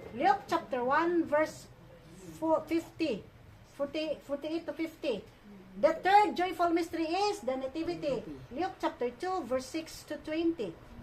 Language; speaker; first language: English; non-native, local second language; Filipino